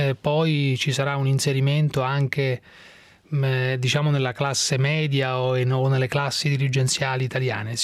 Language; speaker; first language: Italian; native; Italian